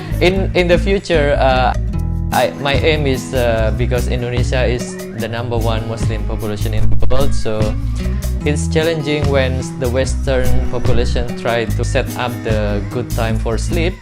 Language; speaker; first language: English; non-native, learner; Indonesian